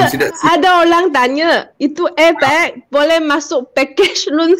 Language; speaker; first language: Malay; non-native, local second language; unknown